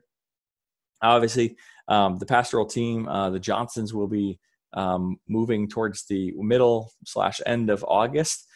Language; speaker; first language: English; native; English